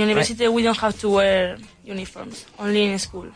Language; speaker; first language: English; non-native, learner; Spanish